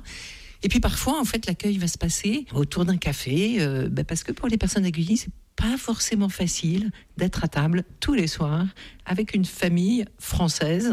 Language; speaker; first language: French; native; French